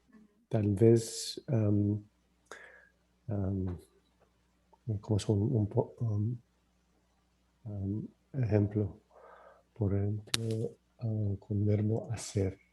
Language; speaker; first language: Spanish; non-native, learner; English